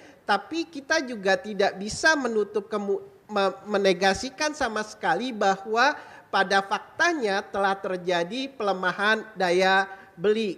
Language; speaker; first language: Indonesian; native; Indonesian